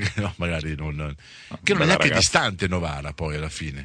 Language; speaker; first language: Italian; native; Italian